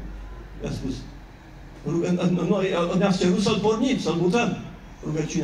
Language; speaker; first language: Romanian; native; Romanian